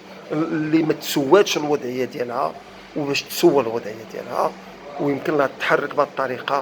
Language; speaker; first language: Arabic; native; Arabic